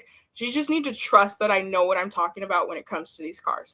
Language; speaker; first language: English; native; English